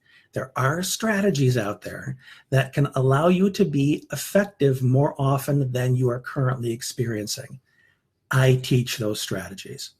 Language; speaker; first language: English; native; English